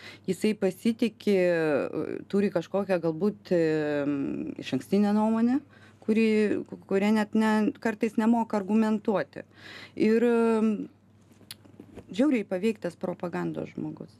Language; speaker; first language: Lithuanian; non-native, local second language; Russian